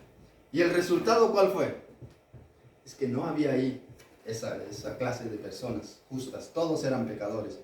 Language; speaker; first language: Spanish; native; Spanish